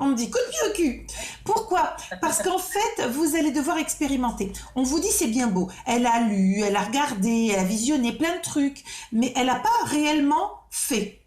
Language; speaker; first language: French; native; French